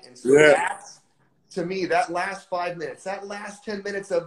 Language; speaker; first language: English; native; English